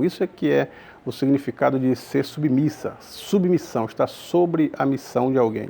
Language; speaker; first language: Portuguese; native; Portuguese